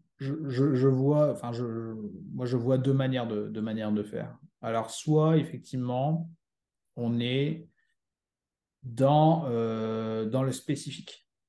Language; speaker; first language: French; native; French